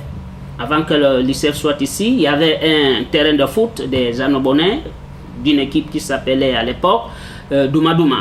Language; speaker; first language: French; non-native, fluent; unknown